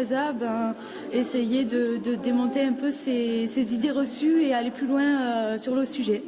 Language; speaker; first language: French; native; French